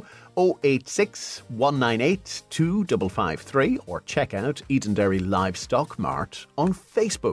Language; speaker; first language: English; native; English